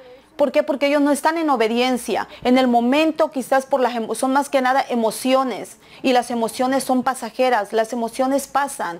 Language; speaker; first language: Spanish; native; Spanish